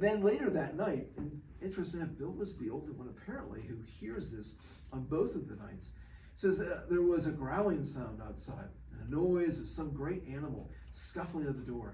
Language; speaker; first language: English; native; English